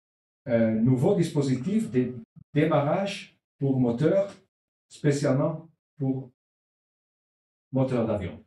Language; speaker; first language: French; non-native, learner; Italian